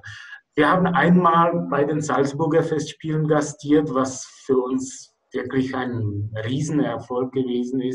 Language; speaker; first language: German; non-native, fluent; Czech